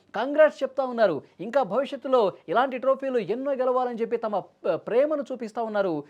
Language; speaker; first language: Telugu; native; Telugu